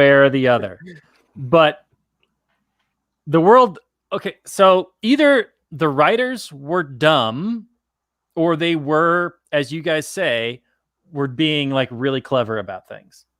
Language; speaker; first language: English; native; English